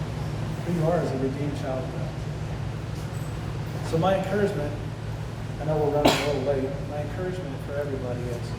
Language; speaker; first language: English; native; English